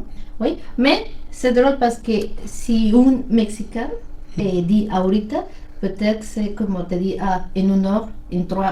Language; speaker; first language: French; non-native, learner; Spanish